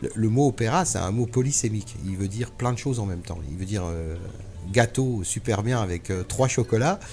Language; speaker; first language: French; early bilingual, other home language; Arabic